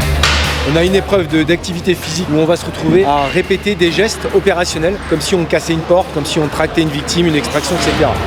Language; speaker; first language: French; native; French